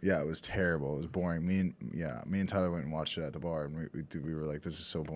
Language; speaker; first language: English; native; English